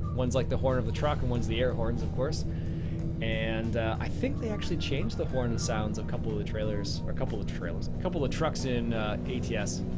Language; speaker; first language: English; native; English